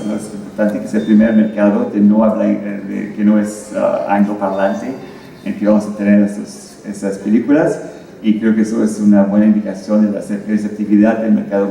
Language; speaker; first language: Spanish; non-native, fluent; French